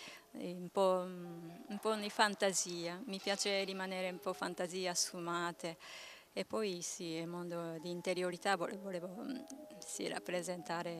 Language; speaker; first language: Italian; non-native, learner; Japanese